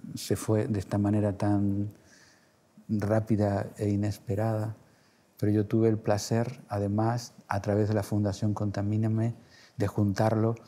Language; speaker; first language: Spanish; native; Spanish